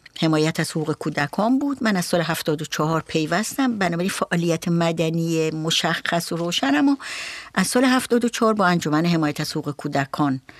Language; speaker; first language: Persian; native; Persian